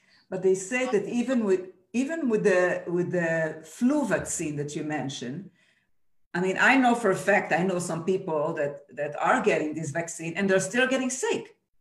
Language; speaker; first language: English; non-native, fluent; Hebrew